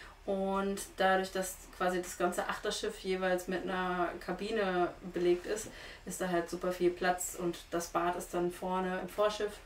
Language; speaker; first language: German; native; German